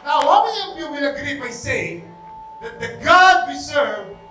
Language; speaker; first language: English; non-native, local second language; Filipino